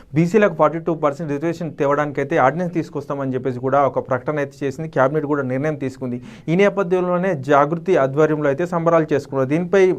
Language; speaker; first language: Telugu; native; Telugu